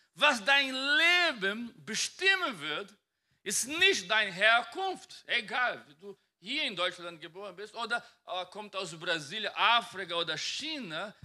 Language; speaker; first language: German; non-native, fluent; Portuguese